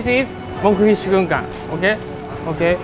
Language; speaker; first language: English; non-native, learner; Japanese